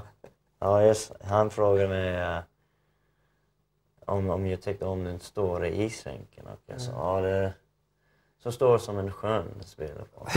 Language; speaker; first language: Swedish; non-native, fluent; English